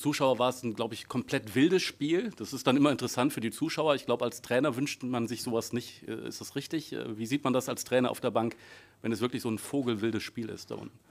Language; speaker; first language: German; native; German